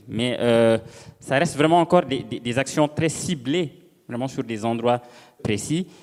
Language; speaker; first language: French; non-native, local second language; Serer